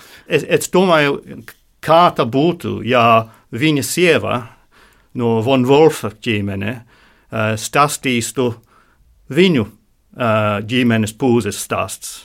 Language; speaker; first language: Latvian; non-native, learner; English